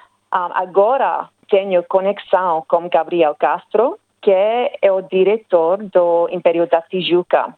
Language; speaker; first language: Portuguese; non-native, learner; English